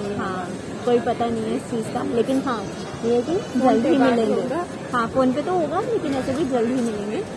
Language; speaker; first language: Hindi; native; Hindi